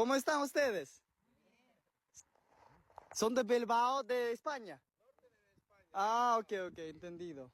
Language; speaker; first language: Spanish; non-native, learner; Kazakh